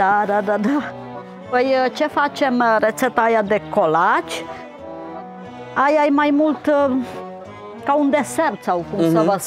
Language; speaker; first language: Romanian; non-native, local second language; Czech